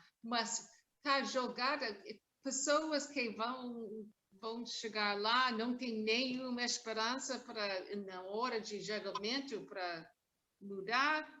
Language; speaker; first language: Portuguese; non-native, learner; English